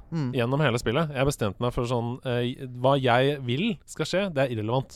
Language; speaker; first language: Norwegian; native; Norwegian